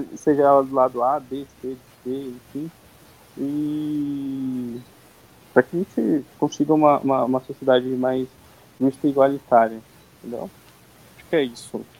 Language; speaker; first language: Portuguese; native; Portuguese